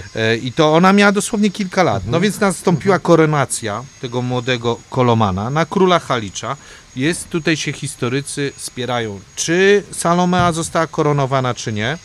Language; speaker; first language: Polish; native; Polish